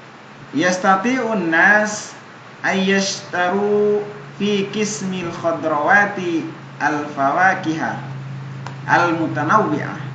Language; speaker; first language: Arabic; non-native, fluent; Indonesian